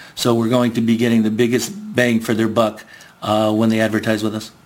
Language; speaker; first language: English; native; English